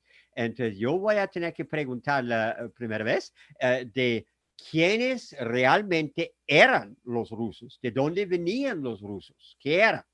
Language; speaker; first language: Spanish; non-native, fluent; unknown